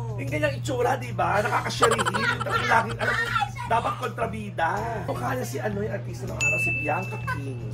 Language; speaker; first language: Filipino; native; Filipino